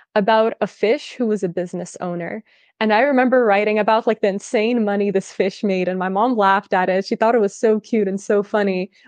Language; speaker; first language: English; early bilingual, other home language; Russian